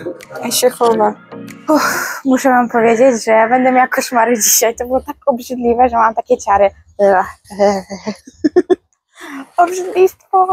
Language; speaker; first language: Polish; native; Polish